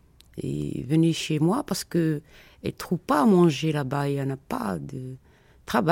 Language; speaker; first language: French; non-native, learner; Arabic